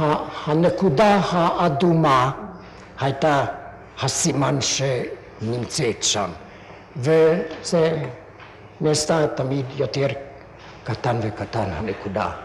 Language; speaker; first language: Hebrew; non-native, fluent; Hungarian